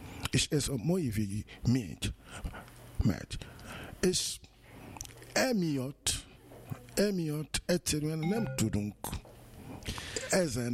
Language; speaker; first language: Hungarian; non-native, fluent; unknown